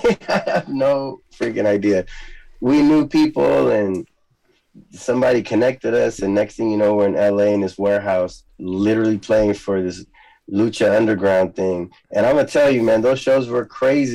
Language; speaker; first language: English; early bilingual, other home language; Spanish